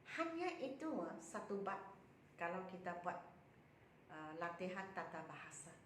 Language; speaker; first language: Malay; non-native, local second language; Chinese